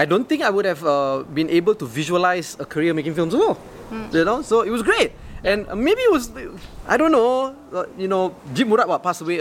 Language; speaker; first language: English; non-native, local second language; Malay